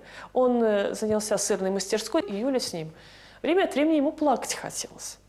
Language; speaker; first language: Russian; native; Russian